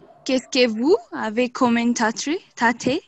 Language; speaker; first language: French; non-native, learner; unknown